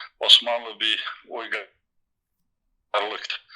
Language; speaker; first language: Turkish; non-native, fluent; Bosnian